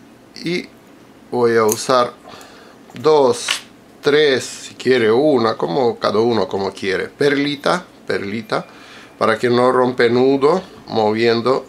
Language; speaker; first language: Spanish; non-native, fluent; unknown